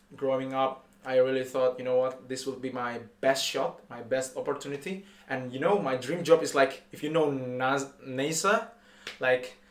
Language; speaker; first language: English; non-native, fluent; Indonesian